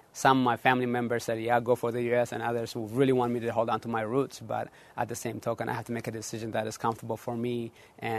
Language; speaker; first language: English; early bilingual, other home language; Tigrinya